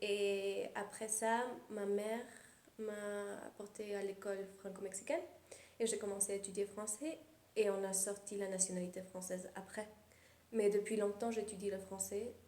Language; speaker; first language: French; early bilingual, heritage; Spanish